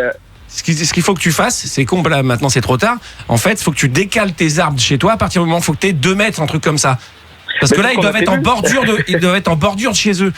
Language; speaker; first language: French; native; French